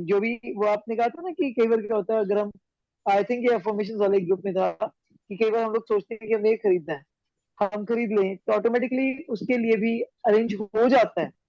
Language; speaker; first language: Hindi; native; Hindi